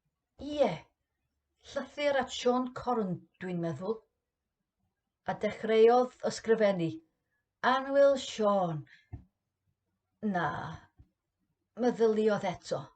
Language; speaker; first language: Welsh; non-native, learner; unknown